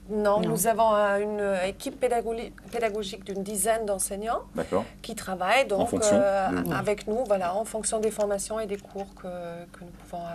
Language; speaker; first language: French; non-native, fluent; German